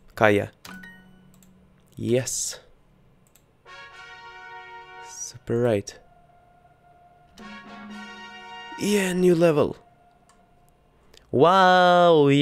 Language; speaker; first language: English; non-native, learner; Russian